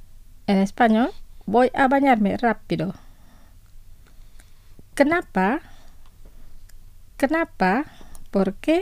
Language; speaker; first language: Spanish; non-native, fluent; Indonesian